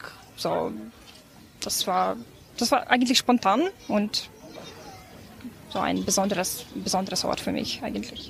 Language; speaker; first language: German; non-native, fluent; Ukrainian